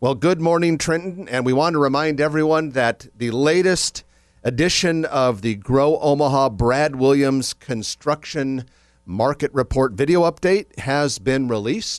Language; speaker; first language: English; native; English